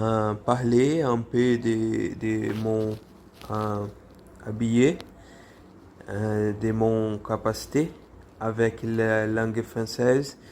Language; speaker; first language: French; non-native, learner; Portuguese